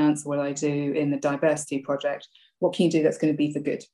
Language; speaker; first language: English; native; English